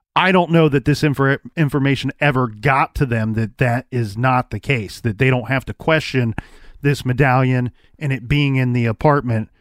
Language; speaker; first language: English; native; English